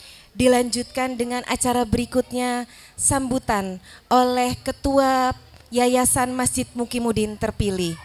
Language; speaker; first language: Indonesian; native; Indonesian